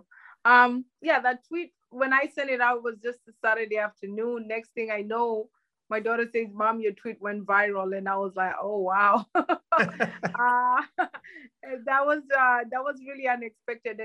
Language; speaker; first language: English; non-native, local second language; Luyia